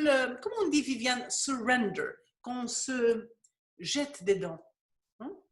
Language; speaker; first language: French; non-native, fluent; Spanish